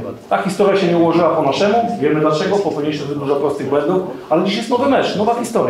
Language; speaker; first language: Polish; native; Polish